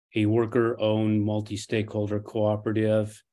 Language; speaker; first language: English; non-native, fluent; Portuguese